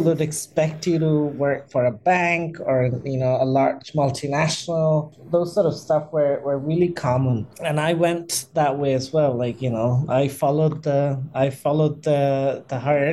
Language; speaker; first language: English; non-native, local second language; Bangla